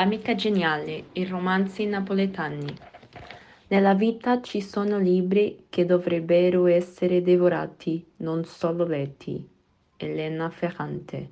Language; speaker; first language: Italian; non-native, learner; Portuguese